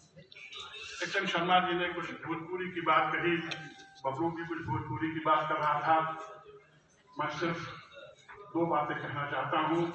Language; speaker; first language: Hindi; non-native, local second language; Bhojpuri